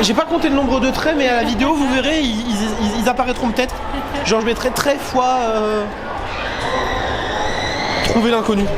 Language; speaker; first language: French; native; French